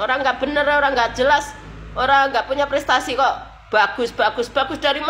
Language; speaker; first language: Indonesian; native; Indonesian